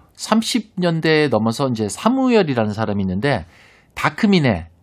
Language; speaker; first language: Korean; native; Korean